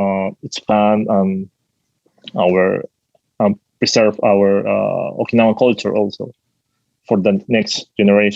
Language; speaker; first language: English; non-native, fluent; Spanish